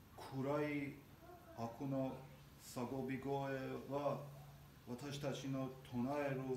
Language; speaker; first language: Japanese; non-native, learner; Armenian